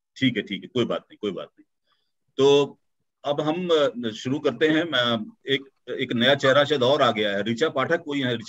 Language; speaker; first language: Hindi; native; Hindi